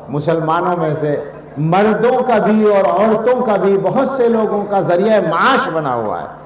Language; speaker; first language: Urdu; native; Urdu